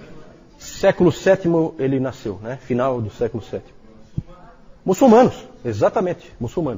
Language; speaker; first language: Portuguese; native; Portuguese